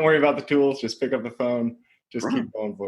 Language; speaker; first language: English; native; English